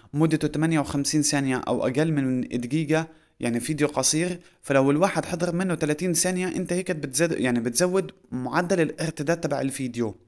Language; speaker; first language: Arabic; native; Arabic